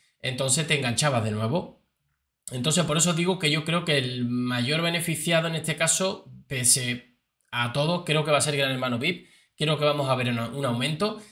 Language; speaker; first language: Spanish; native; Spanish